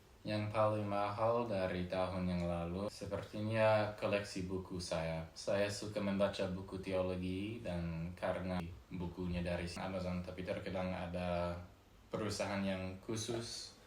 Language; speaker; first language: Indonesian; non-native, fluent; English